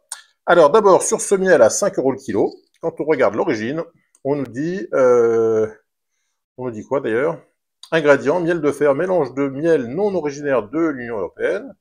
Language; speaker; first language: French; native; French